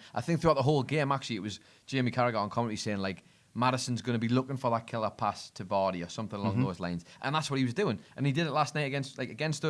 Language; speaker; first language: English; native; English